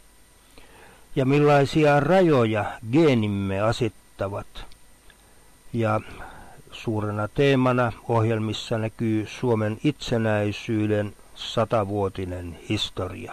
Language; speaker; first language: Finnish; native; Finnish